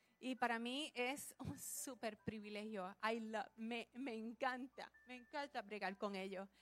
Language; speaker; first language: Spanish; early bilingual, heritage; Spanish